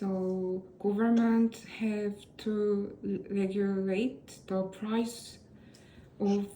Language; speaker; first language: English; non-native, learner; Korean